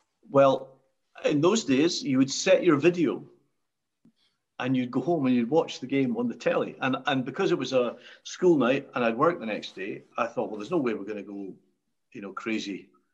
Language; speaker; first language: English; native; English